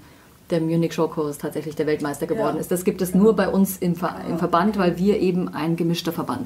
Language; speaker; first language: German; native; German